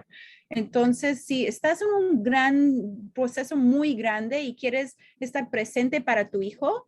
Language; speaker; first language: Spanish; non-native, fluent; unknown